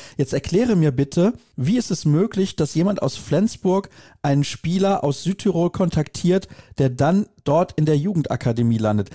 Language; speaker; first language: German; native; German